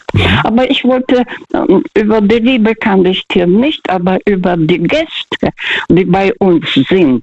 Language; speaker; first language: German; non-native, fluent; Russian